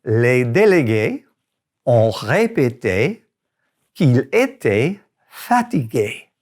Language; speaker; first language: French; non-native, fluent; English